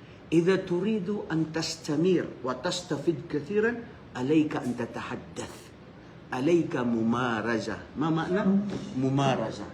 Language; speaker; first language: Arabic; non-native, fluent; Filipino